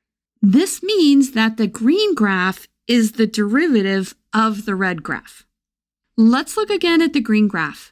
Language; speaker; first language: English; native; English